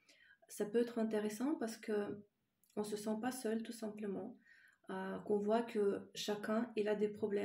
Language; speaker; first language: French; non-native, fluent; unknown